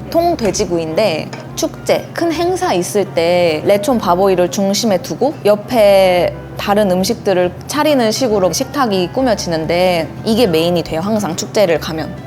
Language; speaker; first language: Korean; early bilingual, other home language; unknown